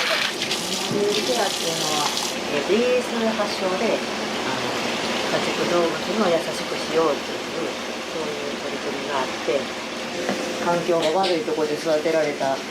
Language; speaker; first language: Japanese; native; Japanese